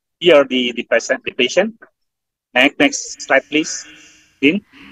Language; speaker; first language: English; non-native, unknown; Indonesian